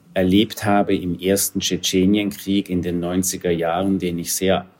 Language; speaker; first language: German; native; German